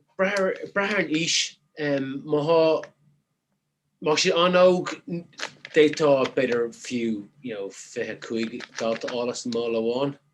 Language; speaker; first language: Irish; native; Irish